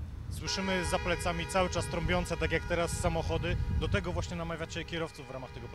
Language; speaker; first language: Polish; native; Polish